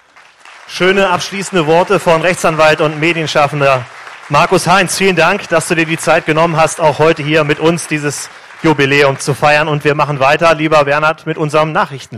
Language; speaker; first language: German; native; German